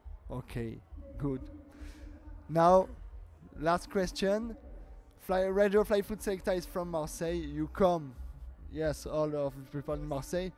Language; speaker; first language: English; non-native, learner; French